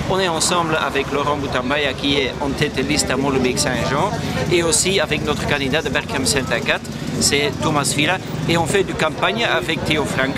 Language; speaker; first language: French; non-native, local second language; Dutch